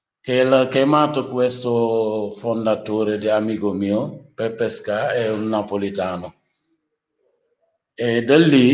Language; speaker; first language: Italian; non-native, learner; Wolof